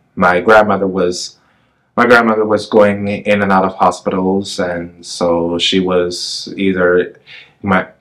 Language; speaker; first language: English; native; English